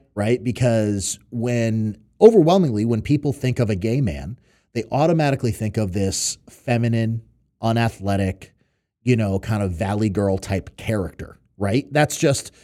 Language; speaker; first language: English; native; English